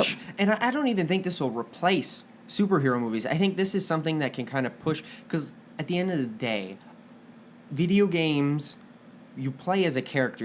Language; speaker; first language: English; native; English